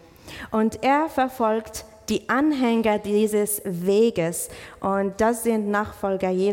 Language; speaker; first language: German; non-native, fluent; English